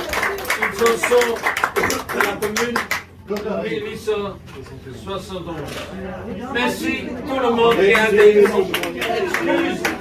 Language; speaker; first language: French; non-native, learner; Dutch